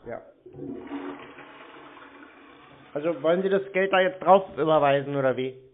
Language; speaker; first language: German; native; German